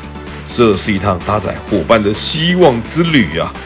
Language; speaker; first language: Chinese; native; Chinese